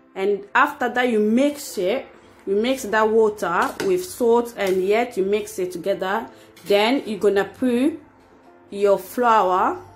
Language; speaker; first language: English; non-native, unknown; Lingala